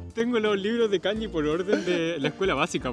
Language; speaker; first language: Spanish; native; Spanish